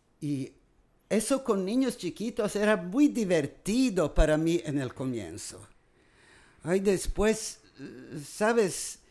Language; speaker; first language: Spanish; non-native, fluent; Serbian